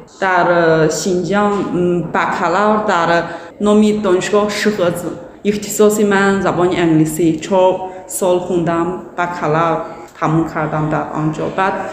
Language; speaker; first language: Persian; non-native, learner; Chinese